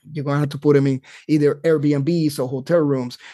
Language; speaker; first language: English; non-native, fluent; Spanish